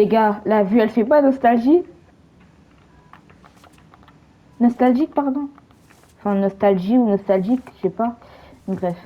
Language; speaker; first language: French; native; French